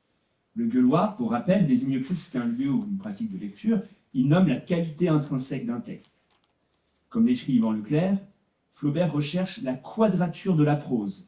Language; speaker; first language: French; native; French